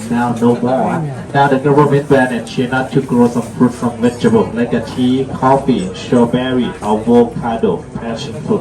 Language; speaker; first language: English; non-native, learner; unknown